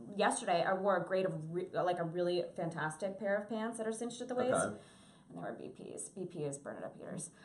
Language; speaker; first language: English; native; English